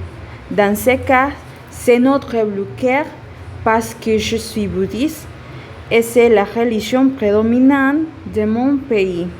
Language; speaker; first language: French; non-native, learner; Spanish